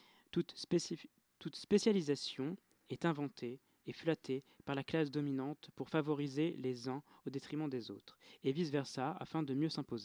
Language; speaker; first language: French; native; French